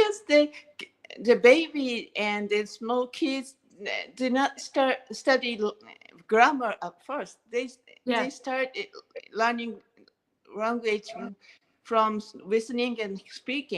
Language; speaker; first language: English; non-native, learner; Japanese